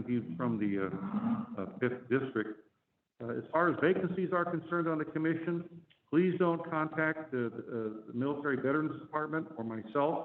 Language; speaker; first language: English; native; English